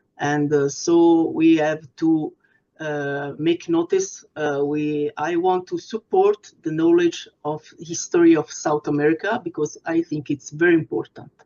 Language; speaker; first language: English; non-native, fluent; Italian